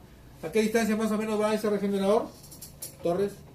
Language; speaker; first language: Spanish; native; Spanish